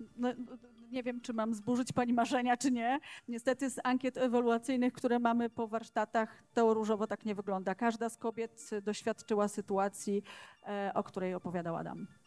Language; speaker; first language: Polish; native; Polish